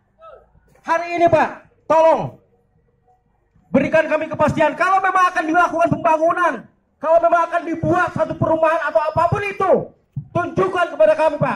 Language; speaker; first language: Indonesian; native; Indonesian